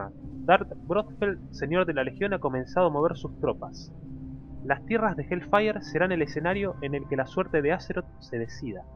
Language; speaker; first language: Spanish; native; Spanish